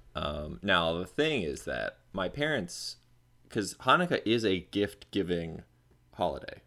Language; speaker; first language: English; native; English